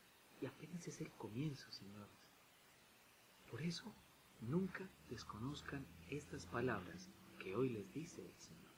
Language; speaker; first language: Spanish; native; Spanish